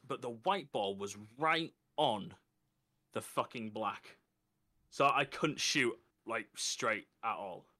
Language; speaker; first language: English; native; English